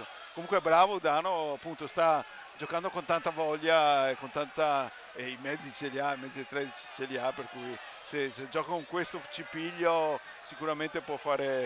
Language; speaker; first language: Italian; native; Italian